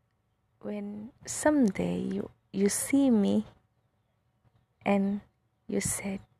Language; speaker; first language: English; non-native, local second language; Malay